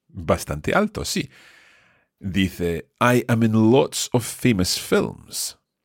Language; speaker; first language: English; native; English